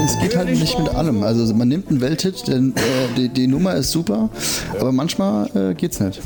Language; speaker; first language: German; native; German